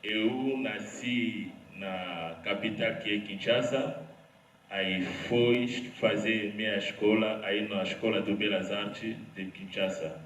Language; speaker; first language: Portuguese; non-native, learner; Lingala